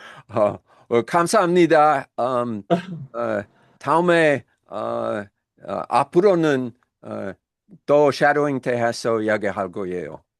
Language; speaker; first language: Korean; non-native, learner; English